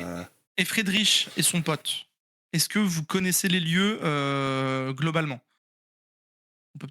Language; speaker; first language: French; native; French